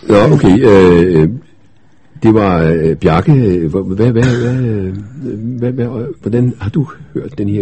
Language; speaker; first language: Danish; native; Danish